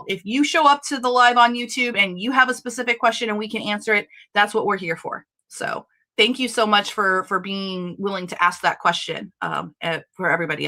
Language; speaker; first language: English; native; English